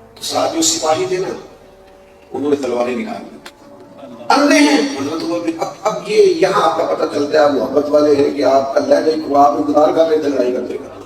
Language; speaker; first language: Urdu; non-native, local second language; Punjabi